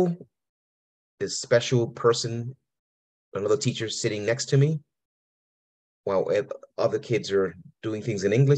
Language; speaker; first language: English; early bilingual, other home language; Spanish